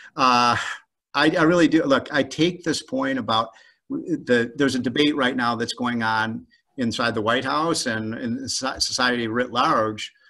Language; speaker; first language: English; native; English